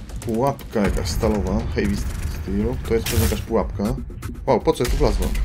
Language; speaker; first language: Polish; native; Polish